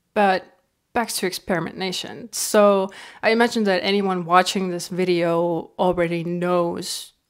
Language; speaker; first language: English; non-native, fluent; Estonian